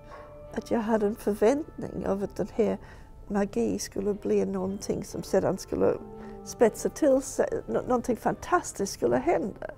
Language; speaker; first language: Swedish; non-native, fluent; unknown